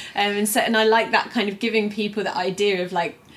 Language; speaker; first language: English; native; English